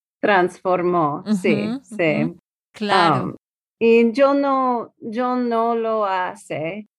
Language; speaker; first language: Spanish; non-native, learner; English